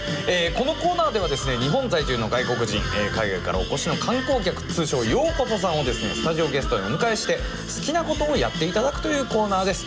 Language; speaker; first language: Japanese; native; Japanese